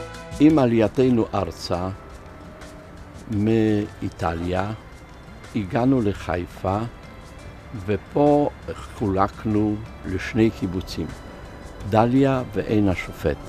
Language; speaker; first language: Hebrew; non-native, fluent; Polish